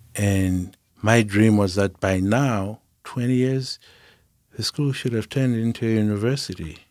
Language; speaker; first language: English; non-native, local second language; Shona